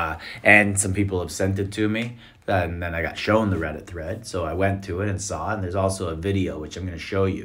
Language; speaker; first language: English; native; English